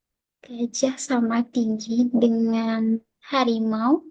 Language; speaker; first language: Indonesian; non-native, learner; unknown